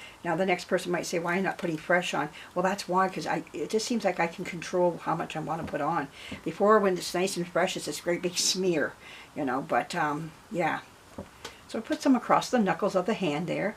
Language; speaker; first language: English; native; English